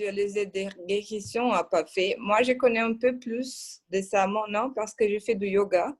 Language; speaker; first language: French; non-native, fluent; Portuguese